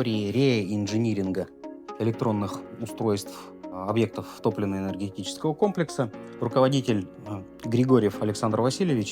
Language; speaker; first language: Russian; native; Russian